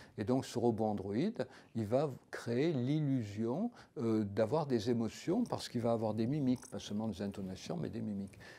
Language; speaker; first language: French; native; French